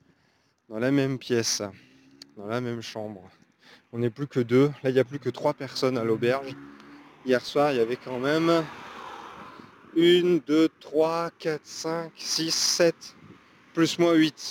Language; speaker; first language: French; native; French